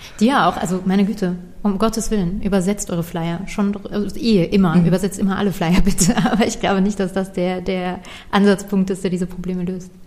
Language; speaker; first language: German; early bilingual, other home language; Persian